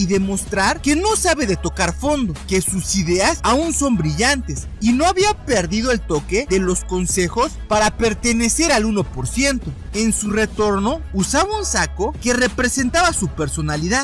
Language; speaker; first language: Spanish; native; Spanish